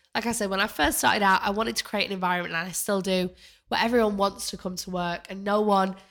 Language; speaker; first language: English; native; English